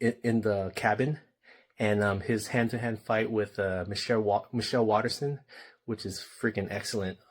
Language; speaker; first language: English; native; English